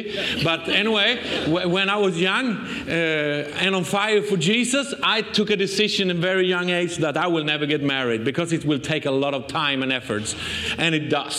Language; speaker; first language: English; non-native, fluent; Swedish